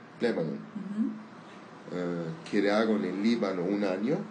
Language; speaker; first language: Spanish; non-native, learner; Armenian